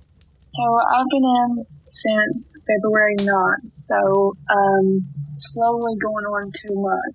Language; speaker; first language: English; native; English